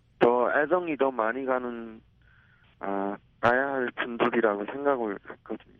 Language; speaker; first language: Korean; native; Korean